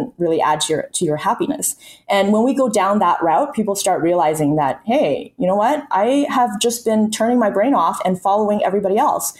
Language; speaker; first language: English; early bilingual, other home language; Chinese